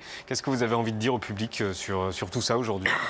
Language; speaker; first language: French; native; French